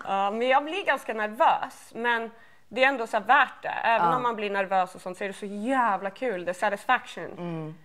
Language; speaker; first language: Swedish; non-native, fluent; English